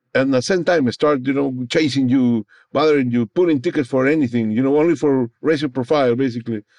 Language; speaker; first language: English; non-native, learner; Spanish